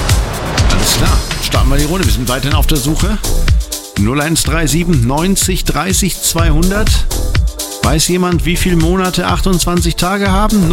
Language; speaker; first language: German; native; German